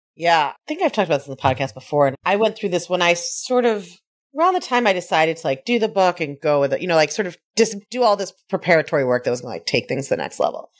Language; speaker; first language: English; native; English